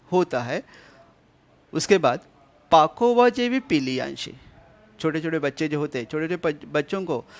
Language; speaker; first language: Hindi; non-native, local second language; Marathi